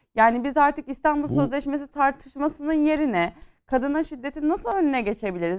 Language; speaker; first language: Turkish; native; Turkish